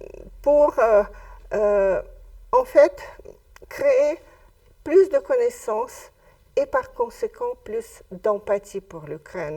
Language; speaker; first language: French; non-native, fluent; Russian